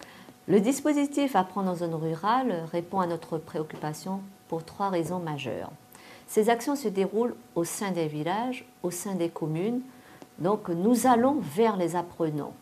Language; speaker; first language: French; native; French